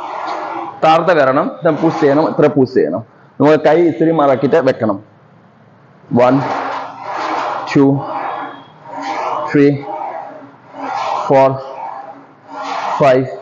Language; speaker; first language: Malayalam; non-native, learner; Assamese